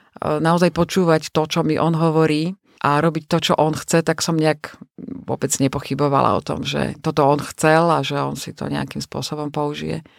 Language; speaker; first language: Slovak; native; Slovak